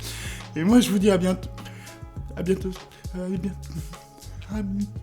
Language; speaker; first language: French; native; French